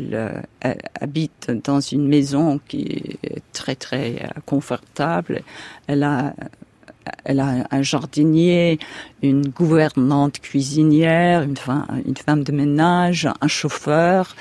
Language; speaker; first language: French; non-native, fluent; English